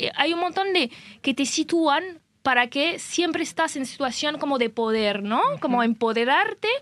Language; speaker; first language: Spanish; non-native, fluent; French